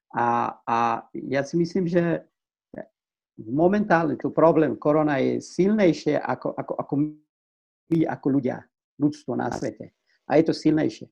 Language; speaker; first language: Slovak; non-native, fluent; Persian